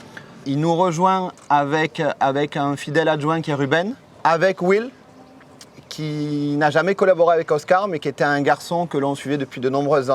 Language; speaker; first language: French; native; French